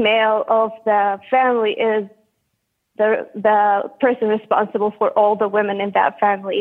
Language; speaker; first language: English; non-native, fluent; Arabic